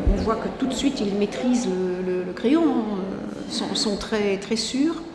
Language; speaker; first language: French; native; French